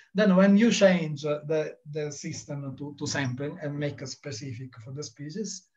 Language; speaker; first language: English; non-native, learner; Italian